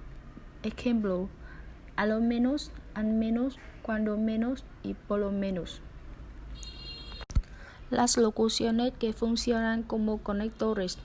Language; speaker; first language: Spanish; non-native, learner; Vietnamese